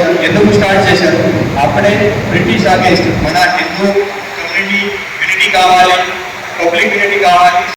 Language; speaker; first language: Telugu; non-native, fluent; Marathi